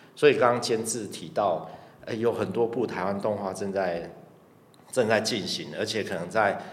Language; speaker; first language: Chinese; native; Chinese